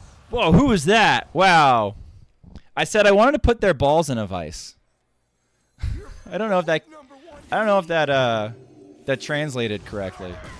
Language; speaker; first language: English; native; English